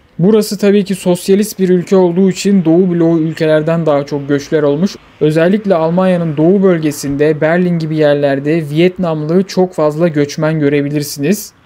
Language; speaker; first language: Turkish; native; Turkish